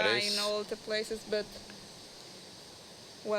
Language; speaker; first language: English; non-native, learner; Spanish